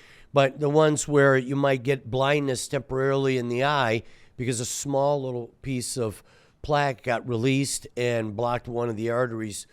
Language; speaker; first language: English; native; English